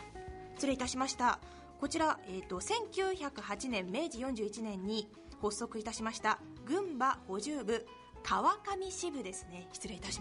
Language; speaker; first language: Japanese; native; Japanese